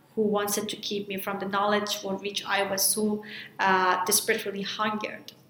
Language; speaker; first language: English; non-native, fluent; Persian